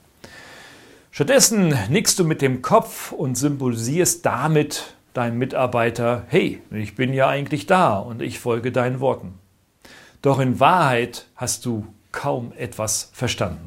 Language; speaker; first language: German; native; German